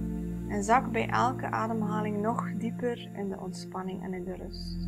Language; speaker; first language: Dutch; native; Dutch